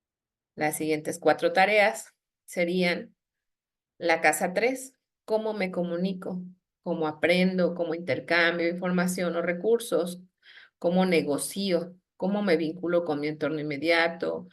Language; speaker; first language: Spanish; native; Spanish